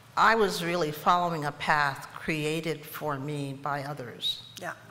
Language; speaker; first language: English; native; English